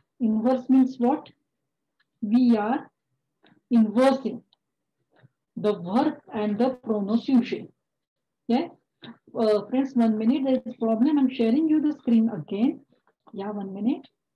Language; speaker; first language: English; non-native, local second language; Marathi